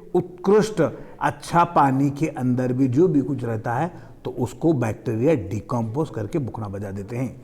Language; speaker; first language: Hindi; non-native, local second language; Marathi